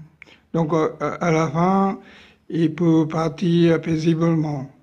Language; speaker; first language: French; non-native, fluent; Japanese